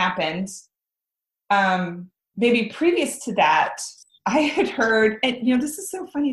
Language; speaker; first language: English; native; English